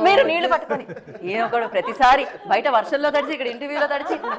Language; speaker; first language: Telugu; native; Telugu